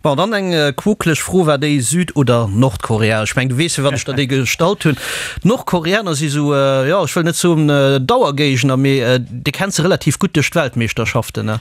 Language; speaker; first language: Luxembourgish; native; Luxembourgish